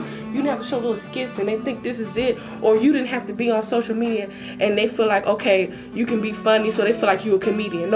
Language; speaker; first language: English; native; English